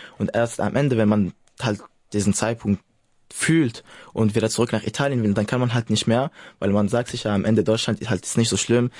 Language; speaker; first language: German; early bilingual, other home language; Italian